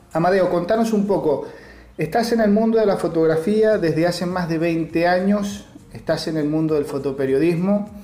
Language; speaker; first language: Spanish; native; Spanish